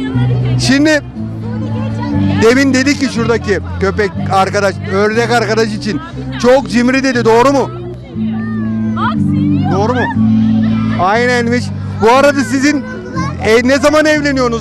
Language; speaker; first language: Turkish; native; Turkish